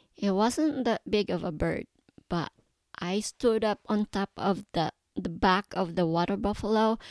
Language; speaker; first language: English; non-native, local second language; Cebuano